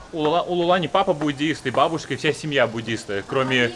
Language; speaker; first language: Russian; native; Russian